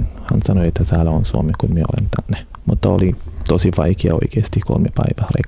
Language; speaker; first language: Finnish; non-native, learner; Arabic